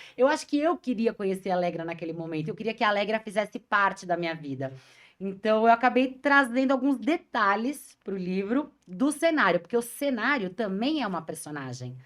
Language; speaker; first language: Portuguese; native; Portuguese